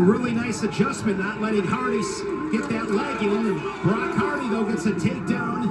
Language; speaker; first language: English; native; English